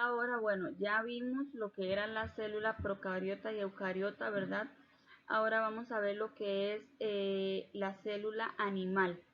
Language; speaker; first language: Spanish; native; Spanish